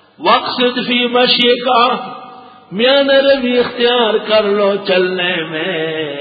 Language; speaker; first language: Urdu; non-native, local second language; Pashto